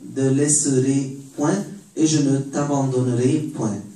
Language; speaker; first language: French; non-native, learner; Arabic